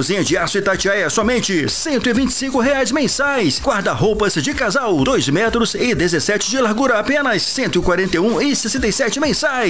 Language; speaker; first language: Portuguese; native; Portuguese